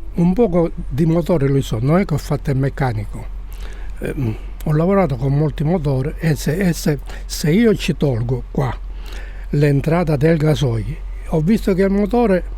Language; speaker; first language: Italian; non-native, fluent; Spanish